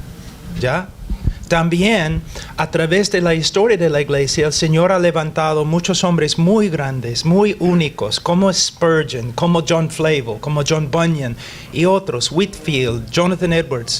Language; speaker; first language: Spanish; non-native, fluent; English